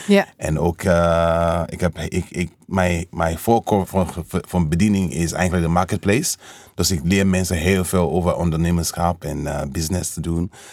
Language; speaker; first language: Dutch; non-native, learner; English